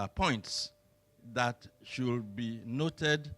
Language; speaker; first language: English; non-native, local second language; Yoruba